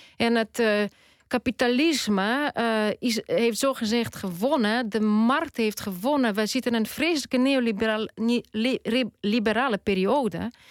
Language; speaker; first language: Dutch; non-native, fluent; Russian